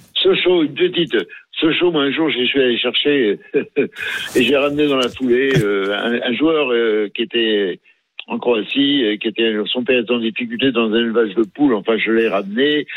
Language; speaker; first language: French; native; French